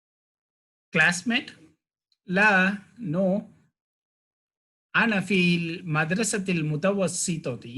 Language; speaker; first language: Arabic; non-native, fluent; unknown